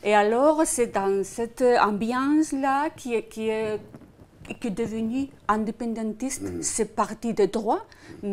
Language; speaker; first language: French; non-native, fluent; Spanish